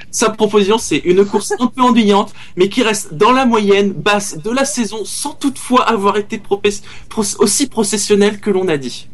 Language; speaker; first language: French; native; French